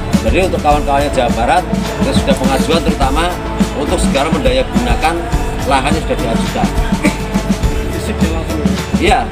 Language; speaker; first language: Indonesian; native; Indonesian